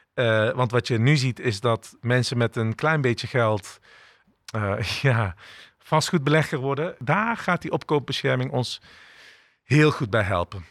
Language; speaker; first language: Dutch; early bilingual, other home language; Turkish